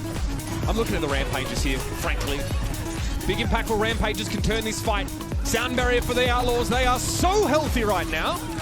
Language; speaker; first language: English; native; English